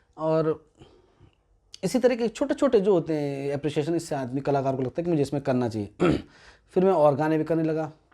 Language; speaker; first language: Hindi; non-native, local second language; Garhwali